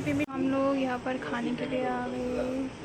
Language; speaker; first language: Hindi; non-native, local second language; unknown